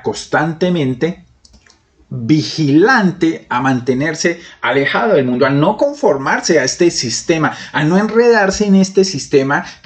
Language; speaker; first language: Spanish; native; Spanish